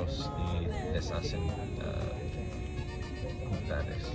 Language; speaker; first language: Spanish; non-native, learner; English